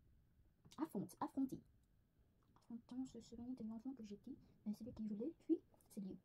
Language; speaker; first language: French; non-native, learner; Korean